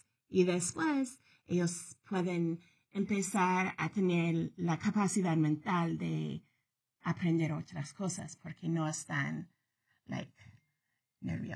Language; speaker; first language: Spanish; early bilingual, heritage; Spanish